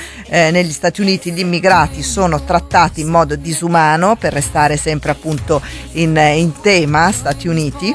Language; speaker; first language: Italian; native; Italian